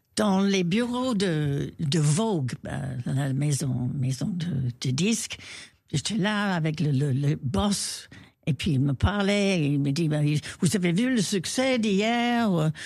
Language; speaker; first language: French; non-native, fluent; English